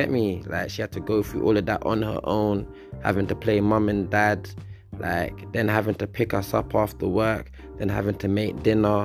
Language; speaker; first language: English; native; English